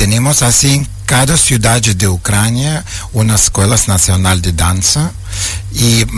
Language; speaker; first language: Portuguese; non-native, learner; Ukrainian